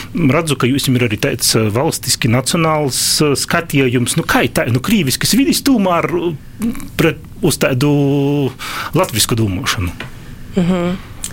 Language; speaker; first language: Latvian; native; Latvian